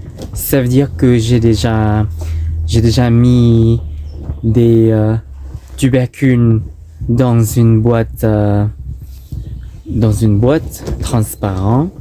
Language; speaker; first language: French; non-native, fluent; Thai